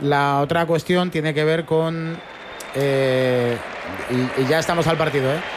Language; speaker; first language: Spanish; native; Spanish